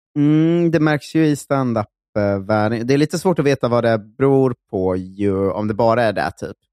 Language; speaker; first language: Swedish; native; Swedish